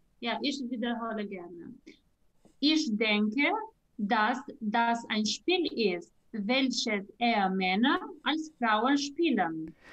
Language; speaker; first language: German; non-native, learner; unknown